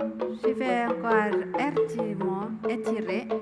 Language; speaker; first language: French; non-native, learner; Indonesian